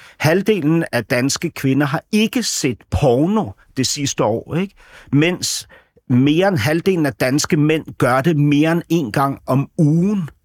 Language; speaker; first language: Danish; native; Danish